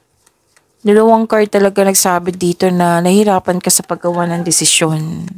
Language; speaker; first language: Filipino; native; Filipino